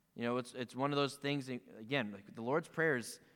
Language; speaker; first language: English; native; English